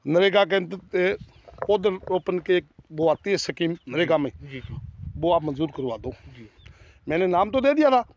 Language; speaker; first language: Hindi; native; Hindi